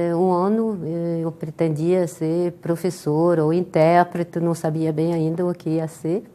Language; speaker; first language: Portuguese; non-native, fluent; French